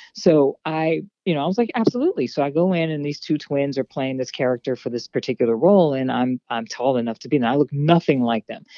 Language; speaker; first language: English; native; English